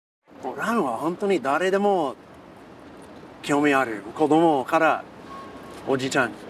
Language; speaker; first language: Japanese; non-native, learner; English